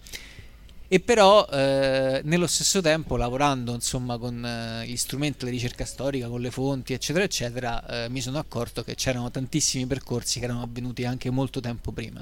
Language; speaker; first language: Italian; native; Italian